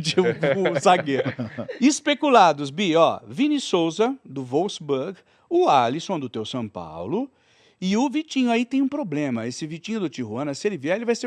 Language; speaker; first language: Portuguese; native; Portuguese